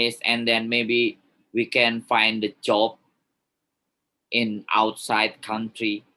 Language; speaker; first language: English; non-native, learner; Indonesian